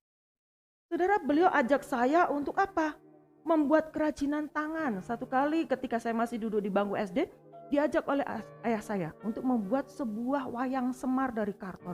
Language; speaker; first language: Indonesian; native; Indonesian